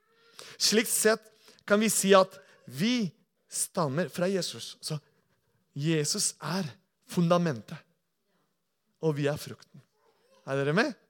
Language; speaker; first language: Norwegian; non-native, fluent; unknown